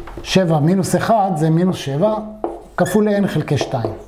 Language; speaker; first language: Hebrew; native; Hebrew